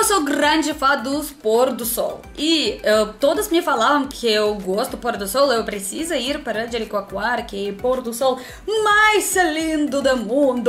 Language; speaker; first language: Portuguese; non-native, learner; Russian